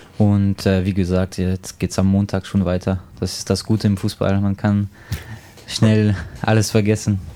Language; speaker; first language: German; non-native, fluent; French